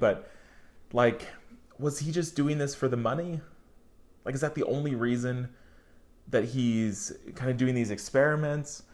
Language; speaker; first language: English; native; English